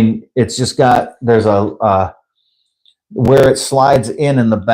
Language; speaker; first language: English; native; English